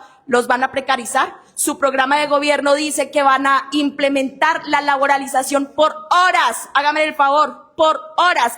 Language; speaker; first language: Spanish; native; Spanish